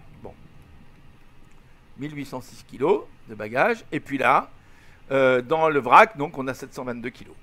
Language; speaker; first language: French; native; French